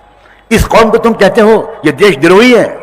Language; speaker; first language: Urdu; native; Urdu